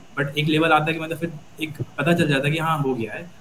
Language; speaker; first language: Hindi; native; Hindi